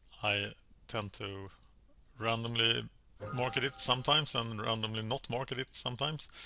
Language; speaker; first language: English; non-native, fluent; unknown